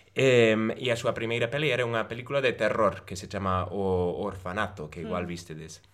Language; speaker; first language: Galician; non-native, local second language; Spanish